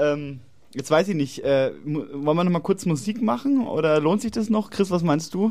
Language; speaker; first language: German; native; German